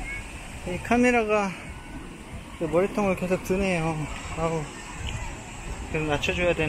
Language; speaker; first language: English; non-native, learner; Korean